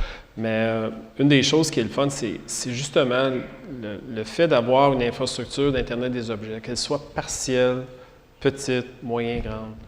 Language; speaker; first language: French; native; French